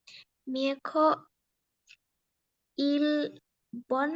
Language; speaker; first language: Korean; non-native, learner; Spanish